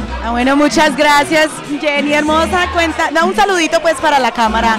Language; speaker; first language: Spanish; native; Spanish